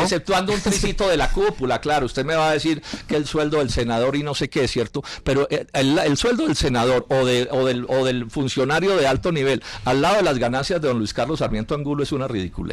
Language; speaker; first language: Spanish; native; Spanish